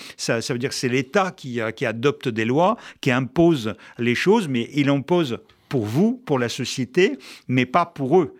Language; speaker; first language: French; non-native, fluent; Russian